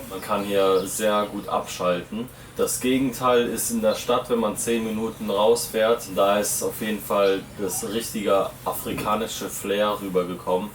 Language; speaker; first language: German; native; German